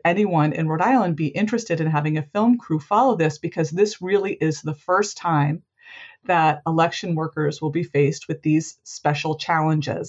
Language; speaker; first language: English; native; English